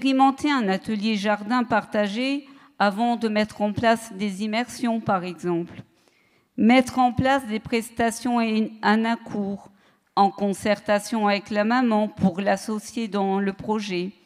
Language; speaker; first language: French; native; French